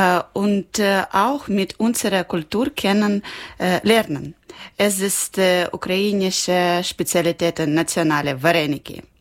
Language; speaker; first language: German; non-native, learner; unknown